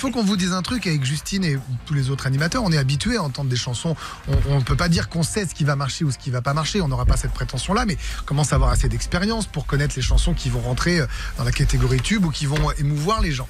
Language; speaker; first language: French; native; French